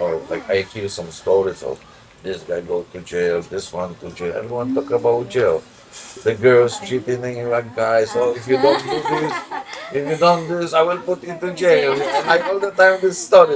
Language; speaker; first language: English; non-native, learner; Polish